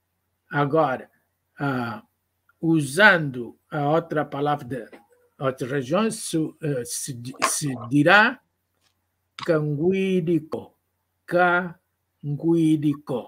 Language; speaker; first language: Portuguese; non-native, local second language; Kongo